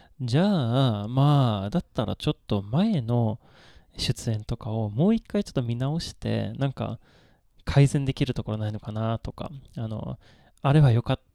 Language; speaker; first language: Japanese; non-native, fluent; Swedish